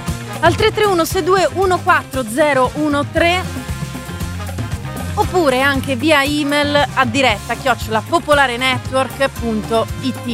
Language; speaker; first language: Italian; native; Italian